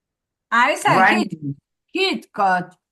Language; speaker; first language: English; non-native, learner; Spanish